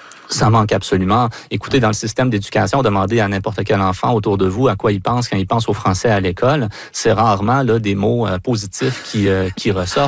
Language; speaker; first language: French; native; French